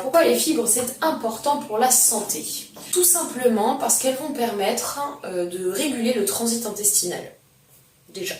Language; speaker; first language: French; native; French